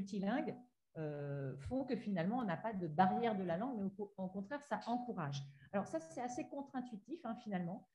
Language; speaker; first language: French; native; French